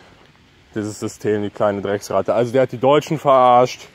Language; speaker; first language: German; native; German